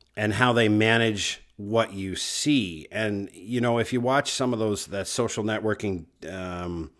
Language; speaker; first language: English; native; English